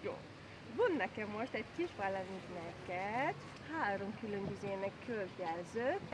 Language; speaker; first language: Hungarian; non-native, fluent; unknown